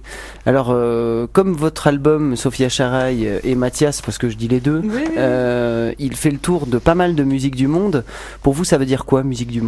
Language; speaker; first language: French; native; French